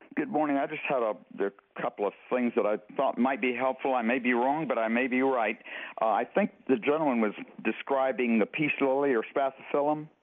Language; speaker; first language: English; native; English